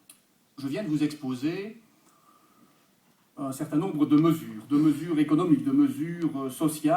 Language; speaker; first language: French; native; French